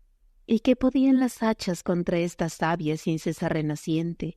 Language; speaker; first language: Spanish; native; Spanish